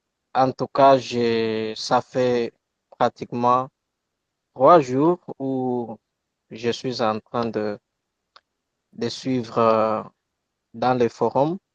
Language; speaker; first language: French; non-native, local second language; Luba-Lulua